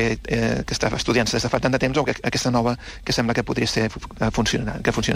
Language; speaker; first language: Catalan; native; Catalan